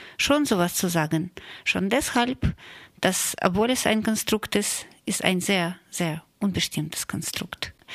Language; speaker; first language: German; non-native, fluent; Russian